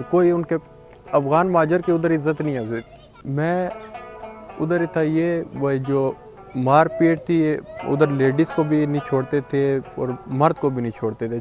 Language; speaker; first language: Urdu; early bilingual, other home language; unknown